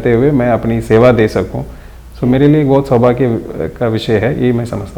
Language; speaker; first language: Hindi; non-native, local second language; Tamil